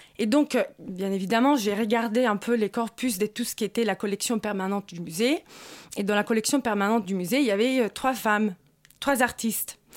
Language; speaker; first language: French; non-native, fluent; Italian